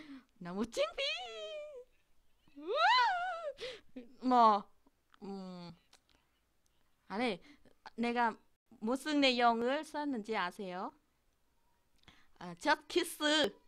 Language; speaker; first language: Korean; non-native, learner; Vietnamese